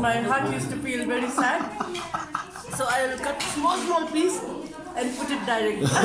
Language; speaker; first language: English; non-native, local second language; Hindi